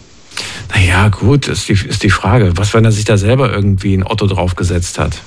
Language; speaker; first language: German; native; German